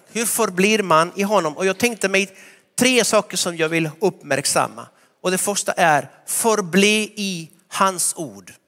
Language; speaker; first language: Swedish; non-native, fluent; Spanish